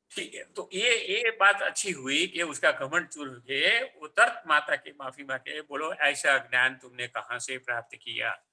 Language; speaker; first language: Hindi; non-native, local second language; Gujarati